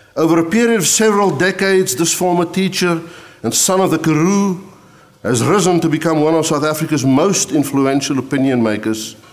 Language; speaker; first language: English; non-native, local second language; Afrikaans